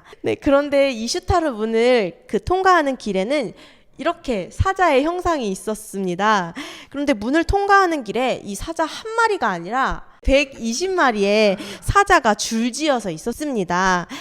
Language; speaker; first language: Korean; native; Korean